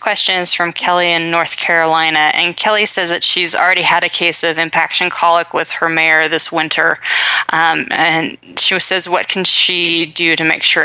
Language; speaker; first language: English; native; English